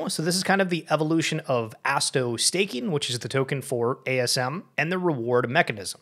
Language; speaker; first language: English; native; English